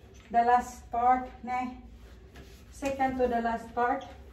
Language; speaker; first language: English; non-native, local second language; Cebuano